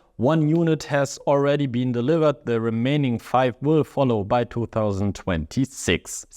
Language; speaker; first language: English; non-native, fluent; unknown